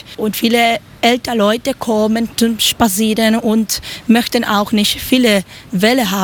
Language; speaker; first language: German; non-native, learner; Spanish